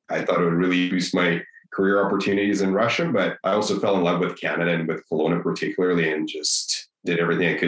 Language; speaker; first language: English; non-native, fluent; Russian